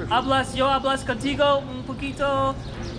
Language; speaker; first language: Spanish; non-native, learner; English